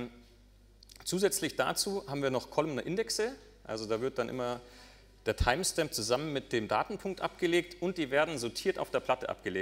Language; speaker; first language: German; native; German